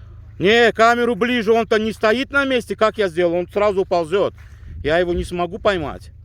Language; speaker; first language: Russian; native; Russian